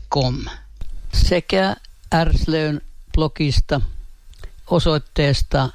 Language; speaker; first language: Finnish; native; Finnish